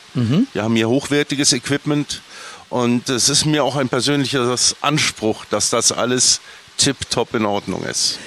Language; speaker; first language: German; native; German